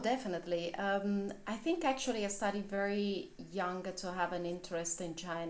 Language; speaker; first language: English; non-native, fluent; Italian